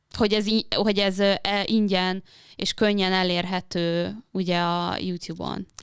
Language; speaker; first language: Hungarian; native; Hungarian